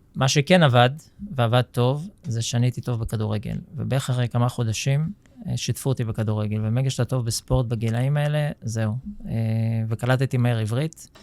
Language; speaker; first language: Hebrew; early bilingual, other home language; Russian